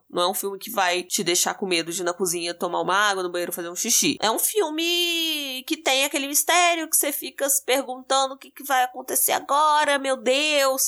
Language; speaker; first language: Portuguese; native; Portuguese